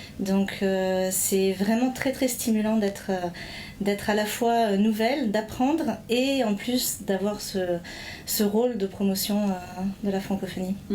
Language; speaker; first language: French; native; French